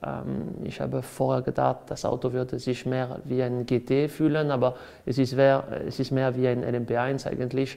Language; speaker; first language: German; non-native, fluent; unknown